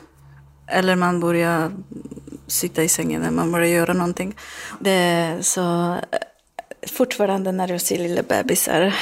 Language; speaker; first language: Swedish; non-native, learner; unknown